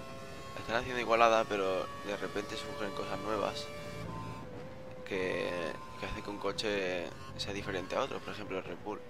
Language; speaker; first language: Spanish; native; Spanish